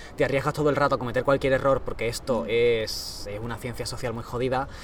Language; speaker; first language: Spanish; native; Spanish